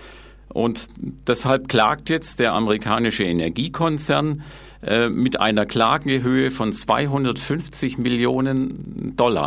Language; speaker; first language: German; native; German